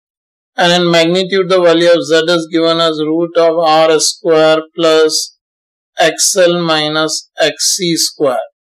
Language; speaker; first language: English; non-native, local second language; Hindi